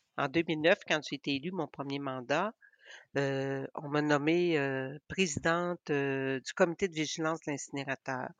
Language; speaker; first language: French; native; French